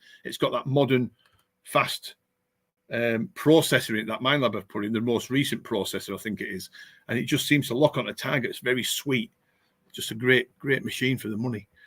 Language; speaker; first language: English; native; English